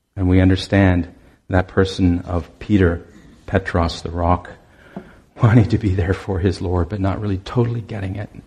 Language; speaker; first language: English; native; English